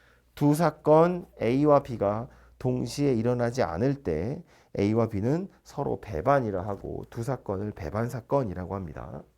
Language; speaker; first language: Korean; native; Korean